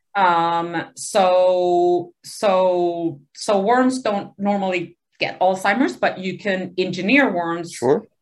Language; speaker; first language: English; early bilingual, other home language; Spanish